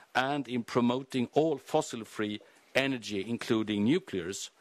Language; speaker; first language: English; non-native, fluent; Swedish